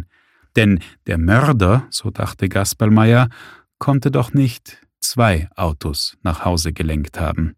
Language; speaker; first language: German; native; German